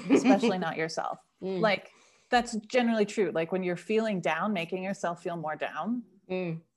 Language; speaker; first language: English; native; English